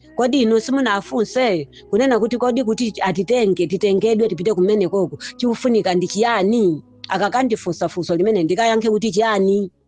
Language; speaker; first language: Nyanja; native; Nyanja